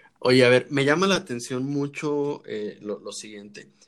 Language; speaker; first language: Spanish; native; Spanish